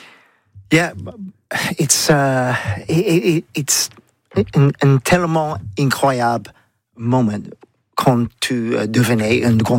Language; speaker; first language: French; non-native, learner; English